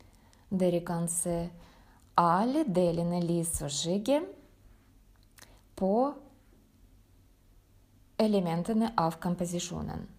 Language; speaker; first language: Norwegian; non-native, fluent; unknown